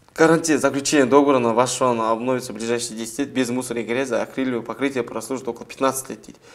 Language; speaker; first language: Russian; non-native, local second language; Kazakh